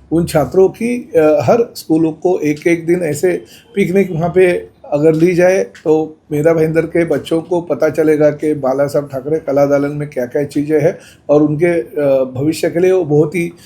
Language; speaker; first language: Hindi; non-native, local second language; Marathi